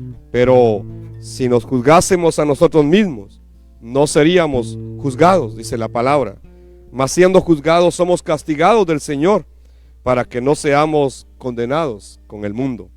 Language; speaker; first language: Spanish; native; Spanish